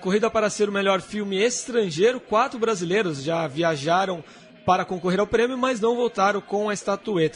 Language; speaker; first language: Portuguese; native; Portuguese